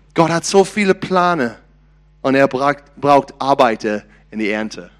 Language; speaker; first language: German; non-native, learner; English